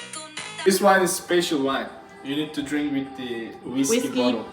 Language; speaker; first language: English; non-native, learner; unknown